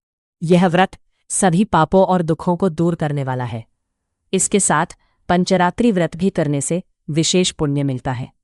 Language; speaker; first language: Hindi; native; Hindi